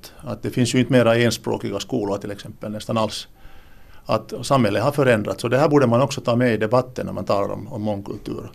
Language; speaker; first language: Swedish; native; Swedish